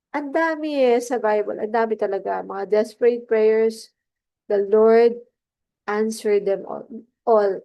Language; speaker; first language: Filipino; non-native, local second language; Cebuano